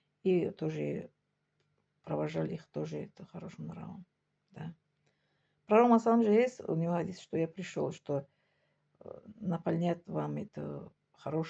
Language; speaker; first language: Russian; non-native, local second language; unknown